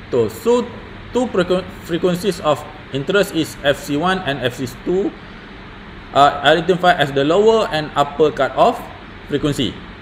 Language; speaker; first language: English; non-native, local second language; Malay